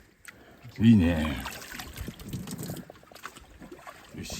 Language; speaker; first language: Japanese; native; Japanese